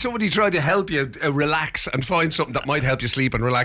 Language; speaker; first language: English; native; English